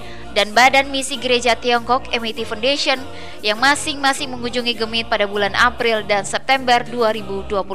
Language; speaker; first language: Indonesian; native; Indonesian